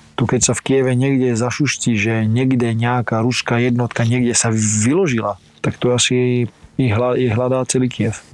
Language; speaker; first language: Slovak; early bilingual, other home language; Ukrainian